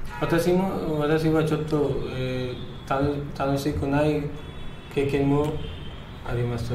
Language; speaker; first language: Japanese; non-native, learner; Hindi